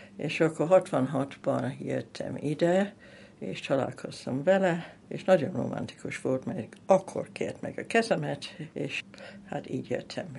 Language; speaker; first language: Hungarian; non-native, fluent; English